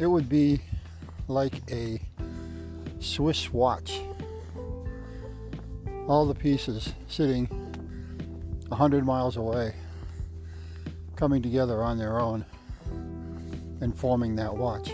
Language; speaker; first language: English; native; English